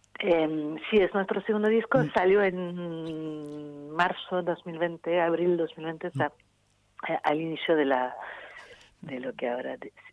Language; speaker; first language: Spanish; non-native, fluent; French